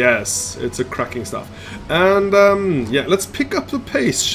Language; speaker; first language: English; non-native, fluent; Norwegian